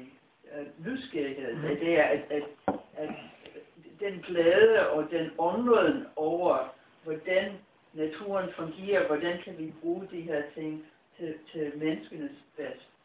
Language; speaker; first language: Danish; non-native, fluent; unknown